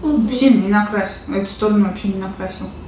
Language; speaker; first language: Russian; native; Russian